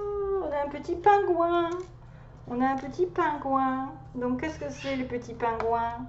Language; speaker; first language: French; native; French